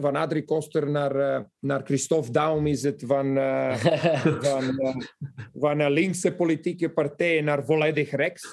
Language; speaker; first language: Dutch; non-native, fluent; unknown